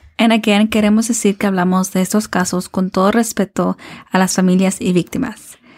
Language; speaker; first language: Spanish; early bilingual, heritage; Spanish